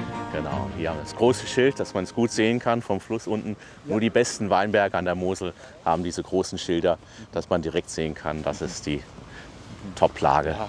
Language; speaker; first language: German; native; German